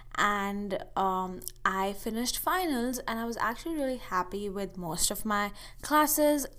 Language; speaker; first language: English; non-native, local second language; Hindi